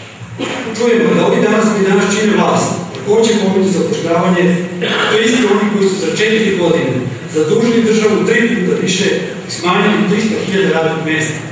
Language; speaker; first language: Serbian; native; Serbian